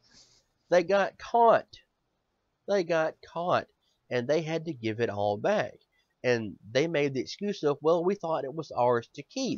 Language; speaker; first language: English; native; English